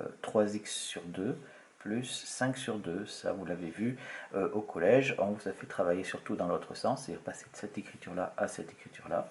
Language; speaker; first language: French; native; French